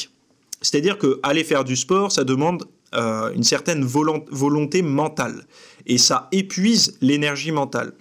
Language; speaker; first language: French; native; French